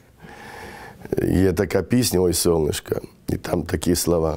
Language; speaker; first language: Ukrainian; non-native, local second language; Romany